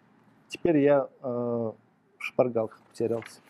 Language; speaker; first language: Russian; native; Russian